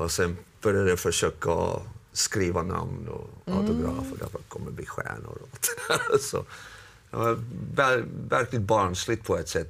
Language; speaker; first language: Swedish; non-native, local second language; Finnish